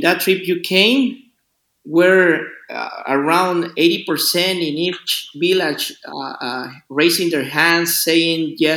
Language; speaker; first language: English; non-native, learner; Spanish